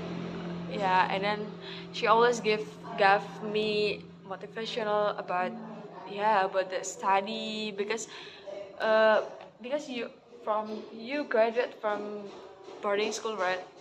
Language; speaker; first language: English; non-native, learner; Indonesian